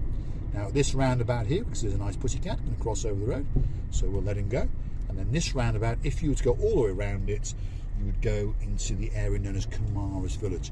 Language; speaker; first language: English; native; English